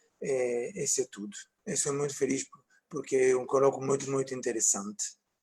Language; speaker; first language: Portuguese; non-native, fluent; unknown